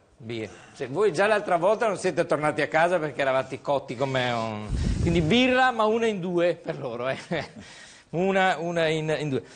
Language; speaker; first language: Italian; native; Italian